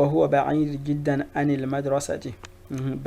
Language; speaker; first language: Arabic; non-native, fluent; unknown